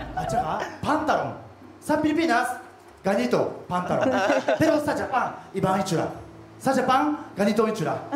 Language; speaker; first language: Filipino; non-native, learner; Japanese